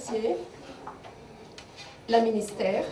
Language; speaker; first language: French; non-native, fluent; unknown